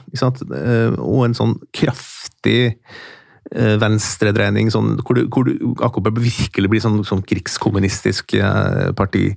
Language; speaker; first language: Norwegian; native; Norwegian